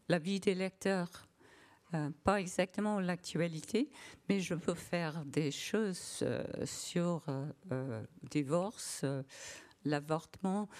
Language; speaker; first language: French; non-native, learner; English